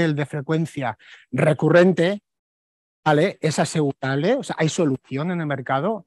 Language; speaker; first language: Spanish; native; Spanish